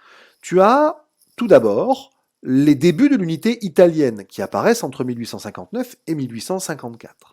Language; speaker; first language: French; native; French